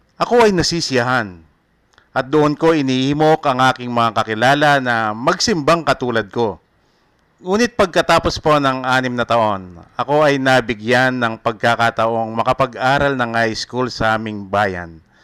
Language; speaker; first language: Filipino; non-native, local second language; Pampanga